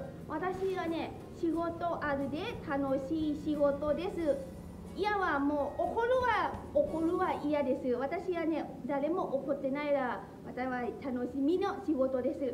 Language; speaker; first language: Japanese; non-native, learner; Lao